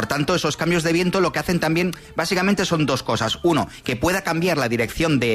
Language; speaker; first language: Spanish; native; Spanish